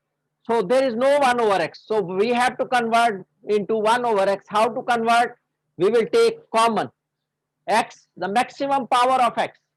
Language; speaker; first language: English; non-native, local second language; Hindi